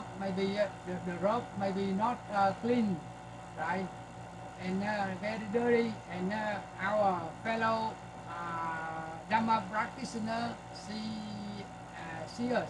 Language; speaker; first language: English; non-native, learner; Vietnamese